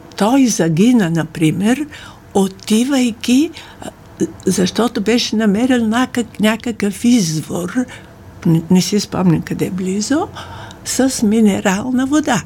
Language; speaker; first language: Bulgarian; native; Bulgarian